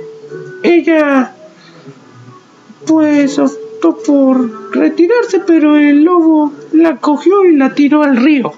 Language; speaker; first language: Spanish; native; Spanish